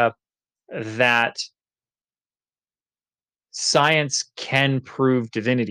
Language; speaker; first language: English; native; English